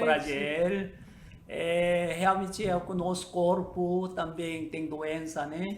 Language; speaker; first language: Portuguese; non-native, learner; Korean